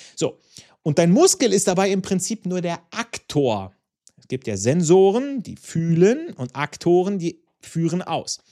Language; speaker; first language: German; non-native, fluent; Italian